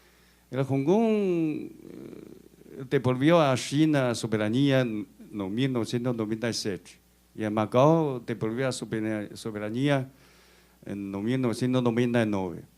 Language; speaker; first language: Spanish; non-native, fluent; Chinese